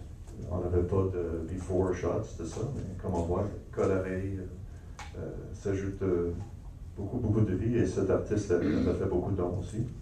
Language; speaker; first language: French; non-native, local second language; English